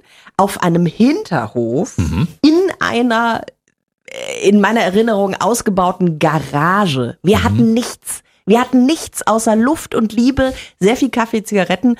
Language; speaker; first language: German; native; German